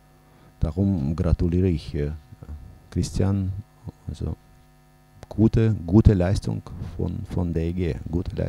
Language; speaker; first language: German; non-native, fluent; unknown